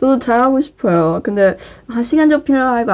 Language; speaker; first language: Korean; non-native, fluent; Chinese